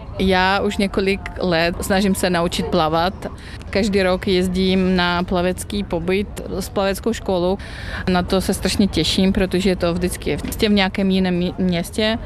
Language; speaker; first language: Czech; non-native, fluent; Russian